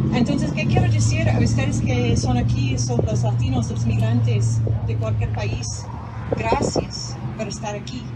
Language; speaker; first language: Spanish; non-native, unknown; English